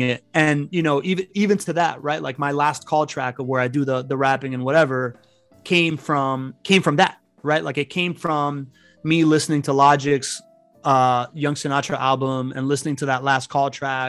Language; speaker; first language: English; early bilingual, other home language; Spanish